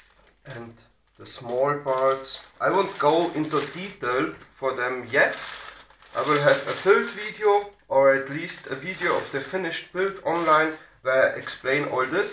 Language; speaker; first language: English; non-native, fluent; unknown